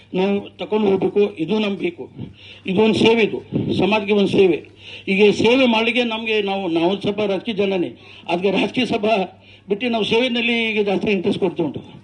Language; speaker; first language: Kannada; non-native, local second language; Urdu